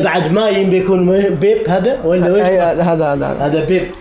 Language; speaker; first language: Arabic; non-native, learner; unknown